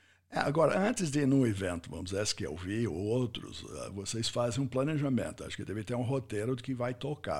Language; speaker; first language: Portuguese; non-native, fluent; English